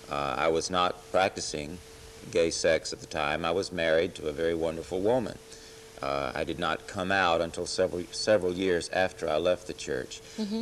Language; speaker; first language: English; native; English